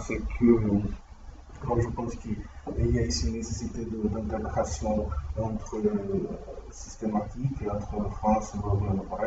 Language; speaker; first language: French; non-native, learner; Portuguese